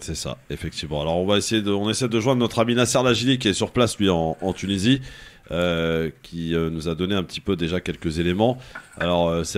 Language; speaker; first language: French; native; French